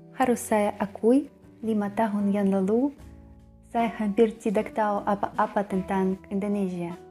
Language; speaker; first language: Indonesian; non-native, learner; Russian